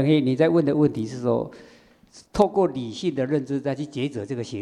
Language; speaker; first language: Chinese; native; Chinese